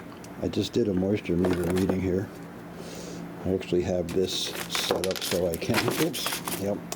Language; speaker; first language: English; native; English